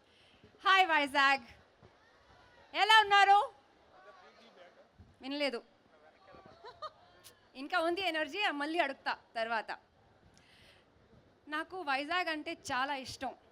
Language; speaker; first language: Telugu; non-native, learner; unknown